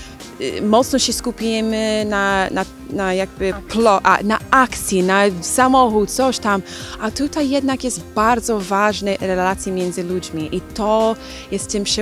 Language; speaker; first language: Polish; non-native, learner; English